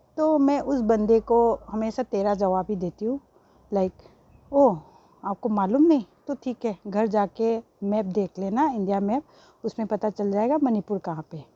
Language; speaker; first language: Hindi; non-native, local second language; Manipuri